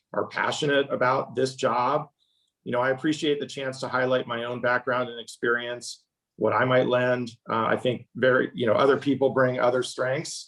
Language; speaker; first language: English; native; English